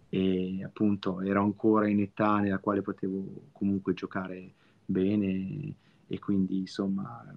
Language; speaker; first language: Italian; native; Italian